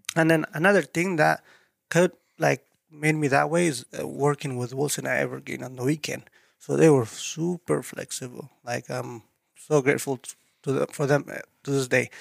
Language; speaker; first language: English; non-native, fluent; Tigrinya